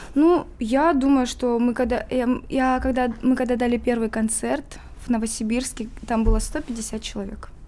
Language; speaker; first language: Russian; non-native, local second language; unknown